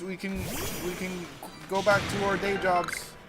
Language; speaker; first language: English; native; English